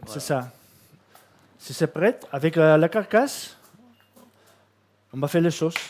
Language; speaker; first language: French; non-native, fluent; Catalan